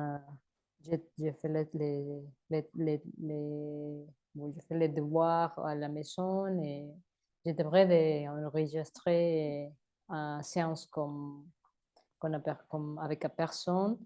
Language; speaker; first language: French; non-native, learner; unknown